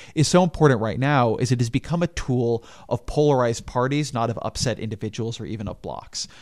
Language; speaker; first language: English; native; English